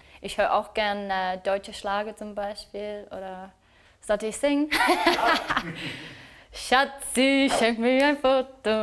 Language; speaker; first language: German; non-native, learner; English